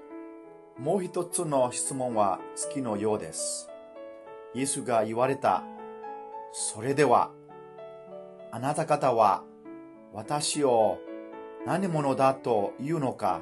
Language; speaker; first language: Japanese; non-native, fluent; Burmese